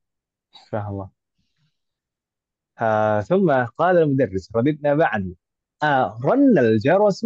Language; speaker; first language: Arabic; non-native, fluent; Indonesian